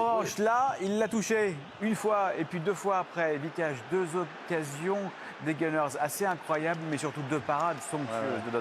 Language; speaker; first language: French; native; French